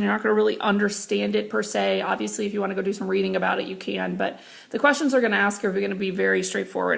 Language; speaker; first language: English; native; English